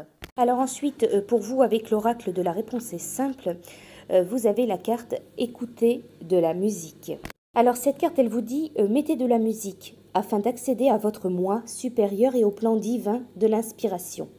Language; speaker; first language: French; native; French